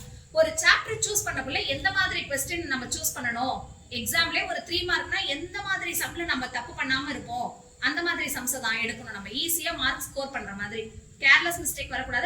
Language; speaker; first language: Tamil; native; Tamil